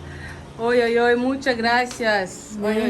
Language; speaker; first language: Spanish; non-native, learner; French